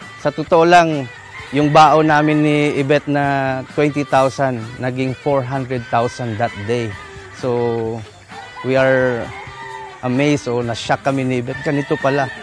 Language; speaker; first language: Filipino; non-native, local second language; Cebuano